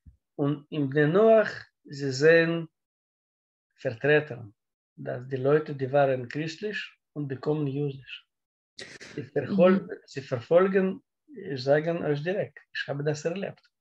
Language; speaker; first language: German; non-native, learner; Russian